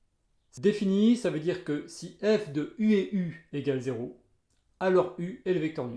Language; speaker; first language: French; native; French